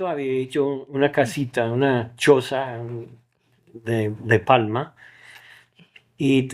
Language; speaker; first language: Spanish; non-native, fluent; English